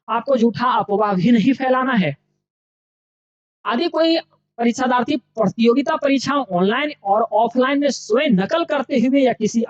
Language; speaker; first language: Hindi; native; Hindi